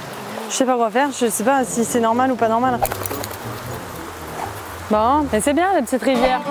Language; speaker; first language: French; native; French